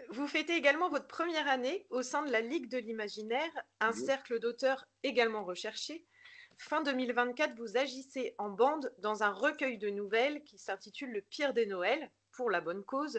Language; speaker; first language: French; native; French